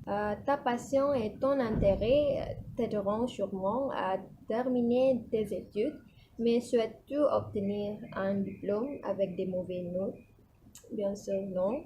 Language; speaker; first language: French; non-native, learner; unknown